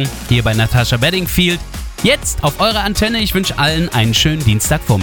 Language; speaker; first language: German; native; German